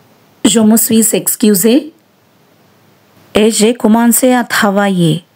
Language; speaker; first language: French; non-native, fluent; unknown